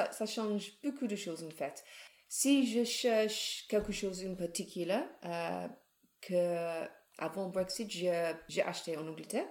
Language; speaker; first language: French; non-native, learner; English